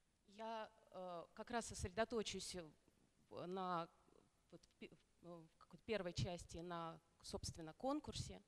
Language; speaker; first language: Russian; native; Russian